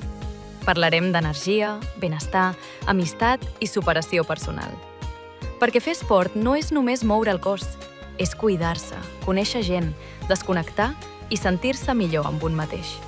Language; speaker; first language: Catalan; native; Catalan